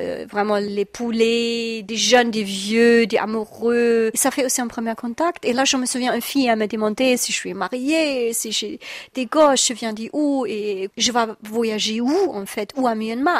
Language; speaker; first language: French; non-native, fluent; German